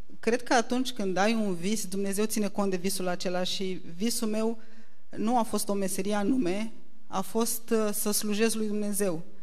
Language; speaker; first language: Romanian; native; Romanian